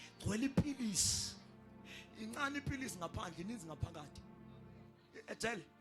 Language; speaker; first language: Zulu; non-native, local second language; Xhosa